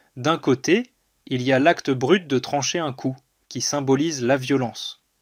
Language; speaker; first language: French; native; French